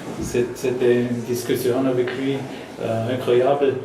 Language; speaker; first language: French; non-native, learner; German